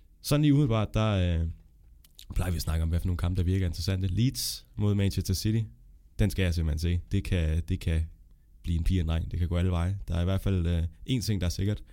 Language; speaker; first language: Danish; native; Danish